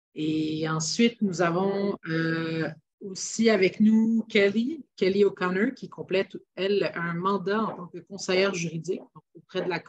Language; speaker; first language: French; native; French